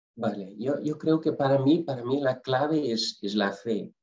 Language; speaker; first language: Spanish; non-native, fluent; Dutch